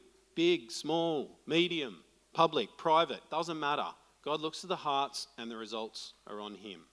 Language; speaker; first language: English; native; English